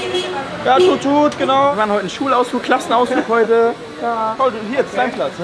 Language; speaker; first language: German; native; German